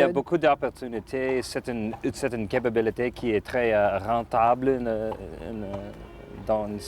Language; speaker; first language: French; non-native, learner; English